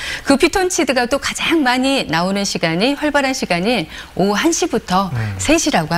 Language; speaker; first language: Korean; native; Korean